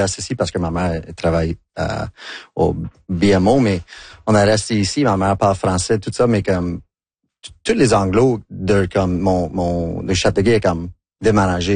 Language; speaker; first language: French; non-native, local second language; English